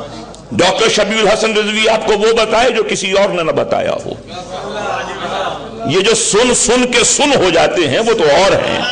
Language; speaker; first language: Urdu; native; Urdu